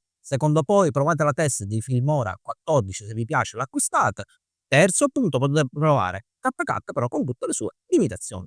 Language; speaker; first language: Italian; native; Italian